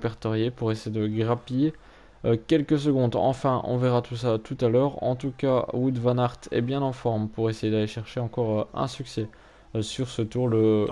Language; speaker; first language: French; native; French